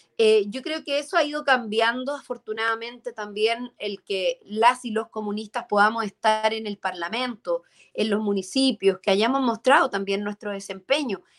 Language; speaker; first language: Spanish; native; Spanish